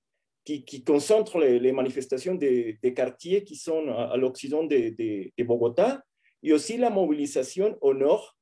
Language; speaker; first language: French; non-native, fluent; Spanish